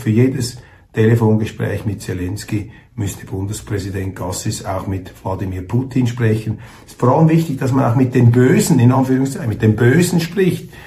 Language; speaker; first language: German; native; German